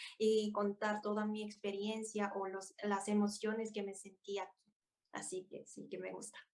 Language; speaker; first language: Spanish; non-native, fluent; Korean